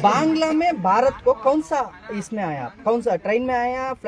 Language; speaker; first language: Hindi; non-native, local second language; Kannada